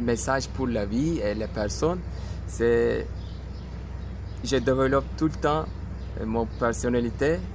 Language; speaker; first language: French; non-native, local second language; Turkish